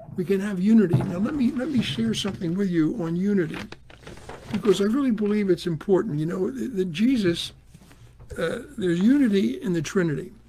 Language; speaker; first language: English; native; English